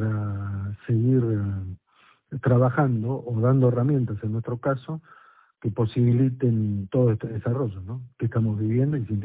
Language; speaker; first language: Spanish; native; Spanish